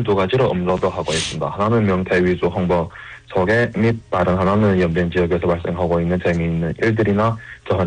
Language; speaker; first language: Korean; early bilingual, heritage; Korean